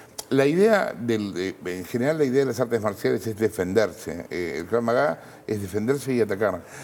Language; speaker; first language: Spanish; native; Spanish